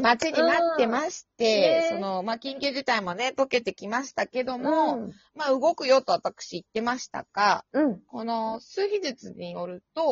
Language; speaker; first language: Japanese; native; Japanese